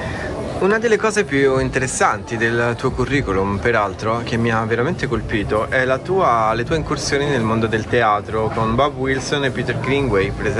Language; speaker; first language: Italian; native; Italian